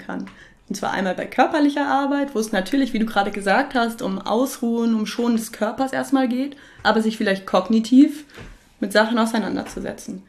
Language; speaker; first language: German; native; German